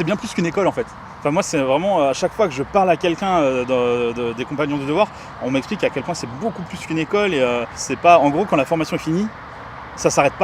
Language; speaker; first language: French; native; French